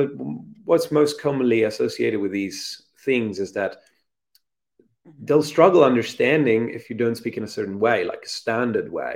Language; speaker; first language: English; non-native, fluent; Italian